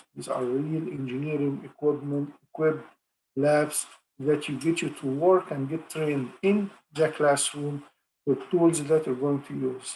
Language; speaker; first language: English; non-native, fluent; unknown